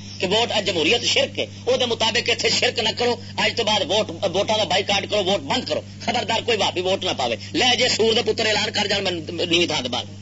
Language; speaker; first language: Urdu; non-native, local second language; Punjabi